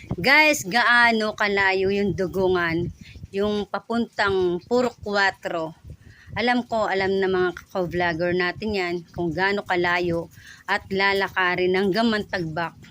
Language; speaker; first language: Filipino; non-native, local second language; Bikol